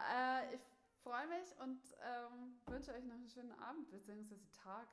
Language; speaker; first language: German; native; German